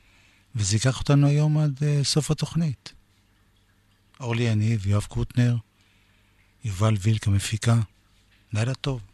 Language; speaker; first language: Hebrew; native; Hebrew